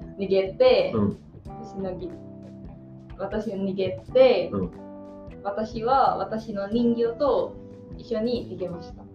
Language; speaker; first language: Japanese; non-native, learner; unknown